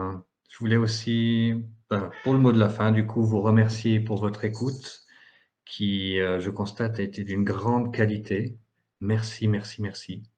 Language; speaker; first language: French; native; French